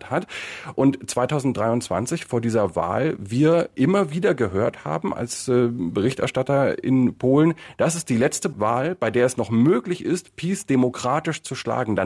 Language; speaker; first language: German; native; German